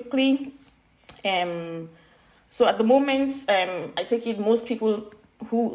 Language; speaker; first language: English; non-native, local second language; Yoruba